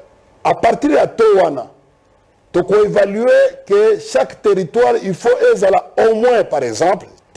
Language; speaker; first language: French; non-native, local second language; Lingala